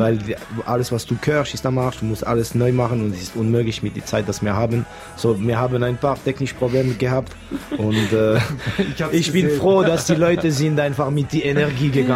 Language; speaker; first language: German; non-native, local second language; French